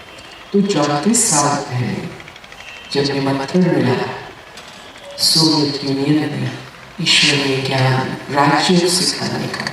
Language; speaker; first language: Hindi; native; Hindi